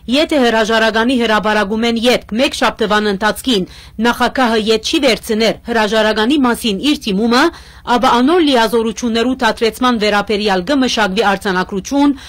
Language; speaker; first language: Armenian; early bilingual, heritage; Armenian